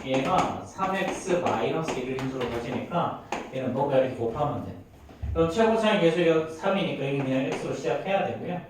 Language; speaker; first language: Korean; native; Korean